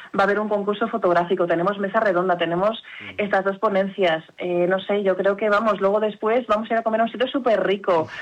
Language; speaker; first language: Spanish; early bilingual, heritage; Spanish